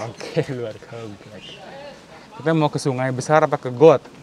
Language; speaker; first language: Indonesian; native; Indonesian